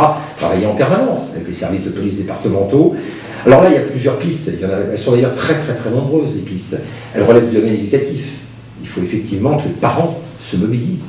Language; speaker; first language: French; native; French